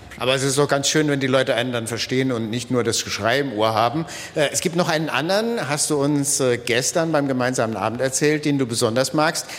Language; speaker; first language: German; native; German